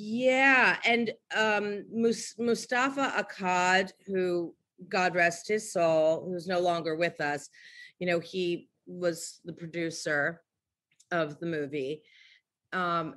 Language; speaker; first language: English; native; English